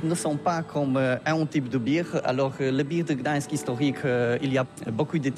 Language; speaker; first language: French; non-native, learner; Polish